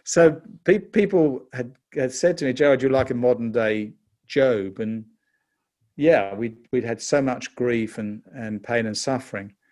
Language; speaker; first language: English; native; English